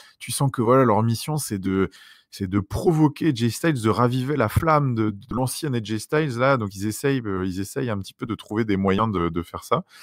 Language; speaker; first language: French; native; French